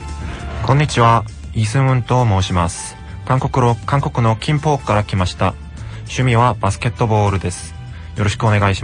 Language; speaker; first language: Japanese; non-native, learner; Korean